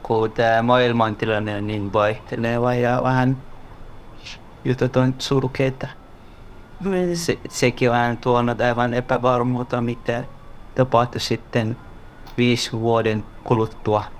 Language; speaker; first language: Finnish; non-native, learner; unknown